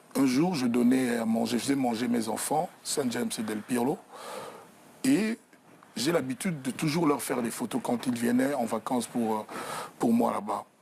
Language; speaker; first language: French; non-native, local second language; Lingala